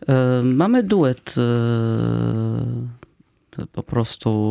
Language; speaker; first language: Polish; non-native, fluent; Arabic